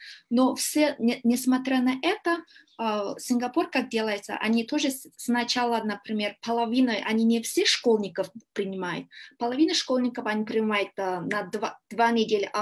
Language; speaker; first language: Russian; non-native, learner; Kyrgyz